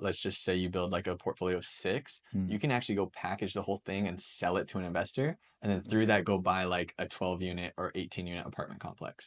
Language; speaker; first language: English; native; English